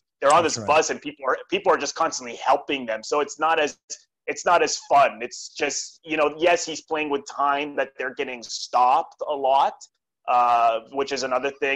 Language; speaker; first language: English; native; English